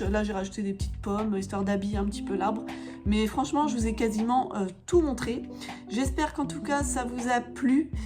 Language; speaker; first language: French; native; French